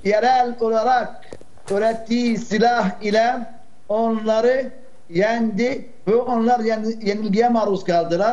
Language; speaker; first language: Turkish; non-native, fluent; Arabic